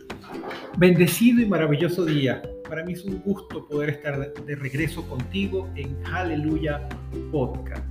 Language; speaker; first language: Spanish; native; Spanish